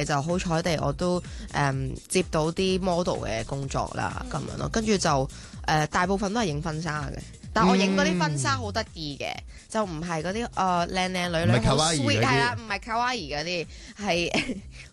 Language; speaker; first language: Cantonese; native; Cantonese